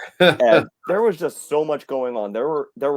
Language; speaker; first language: English; native; English